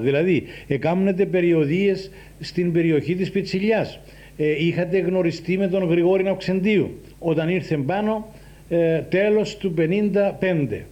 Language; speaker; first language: Greek; native; Greek